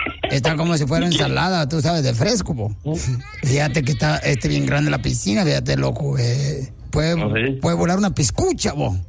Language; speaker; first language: Spanish; native; Spanish